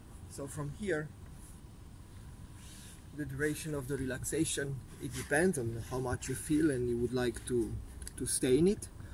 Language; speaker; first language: English; non-native, fluent; Romanian